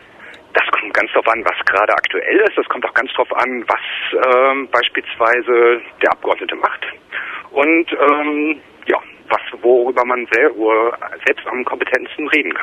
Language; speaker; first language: German; native; German